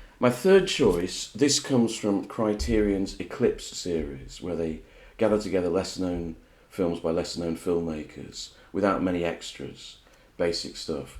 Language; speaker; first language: English; native; English